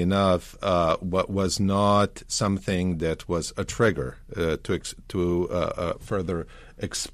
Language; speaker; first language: English; non-native, fluent; Serbian